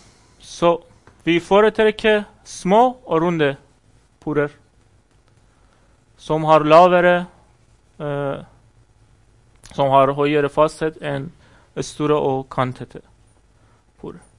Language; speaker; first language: Norwegian; non-native, fluent; Persian